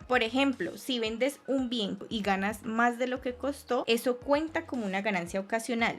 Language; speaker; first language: Spanish; native; Spanish